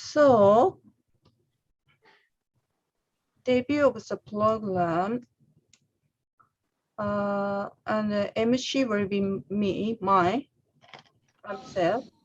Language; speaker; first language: English; non-native, learner; Japanese